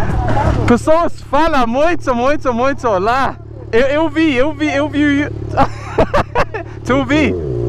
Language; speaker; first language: Portuguese; non-native, learner; English